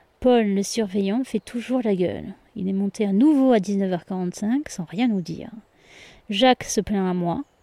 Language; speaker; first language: French; native; French